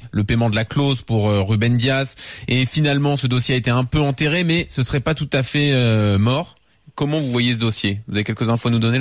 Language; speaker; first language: French; native; French